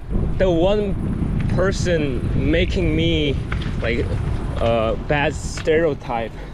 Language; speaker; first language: English; non-native, learner; Korean